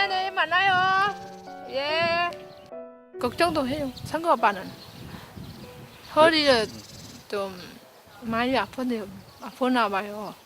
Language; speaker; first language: Korean; non-native, learner; Vietnamese